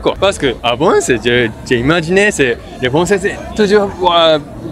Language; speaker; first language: French; non-native, learner; Japanese